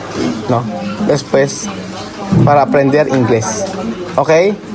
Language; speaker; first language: Spanish; non-native, learner; Filipino